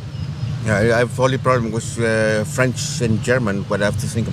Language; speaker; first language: English; non-native, fluent; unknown